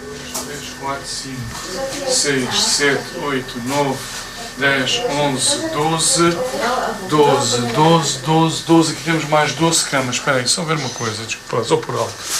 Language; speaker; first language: Portuguese; native; Portuguese